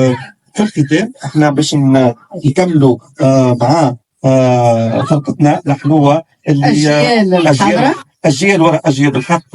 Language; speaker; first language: Arabic; native; Arabic